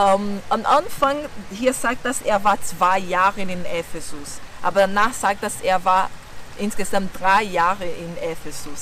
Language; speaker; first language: German; non-native, fluent; Portuguese